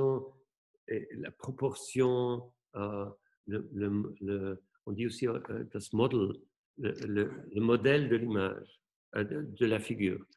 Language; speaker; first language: French; non-native, local second language; German